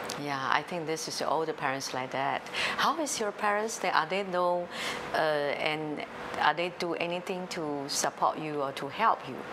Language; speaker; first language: English; non-native, learner; Chinese